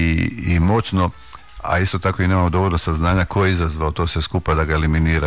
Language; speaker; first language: Croatian; native; Croatian